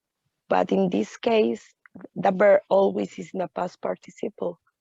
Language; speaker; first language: English; non-native, learner; Spanish